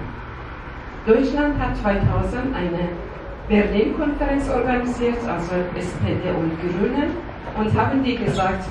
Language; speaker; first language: German; non-native, learner; Persian